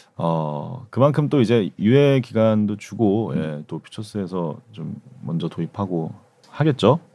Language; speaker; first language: Korean; native; Korean